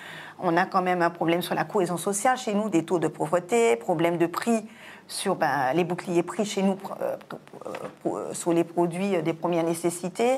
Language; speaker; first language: French; non-native, local second language; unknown